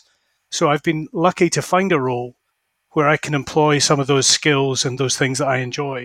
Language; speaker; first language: English; native; English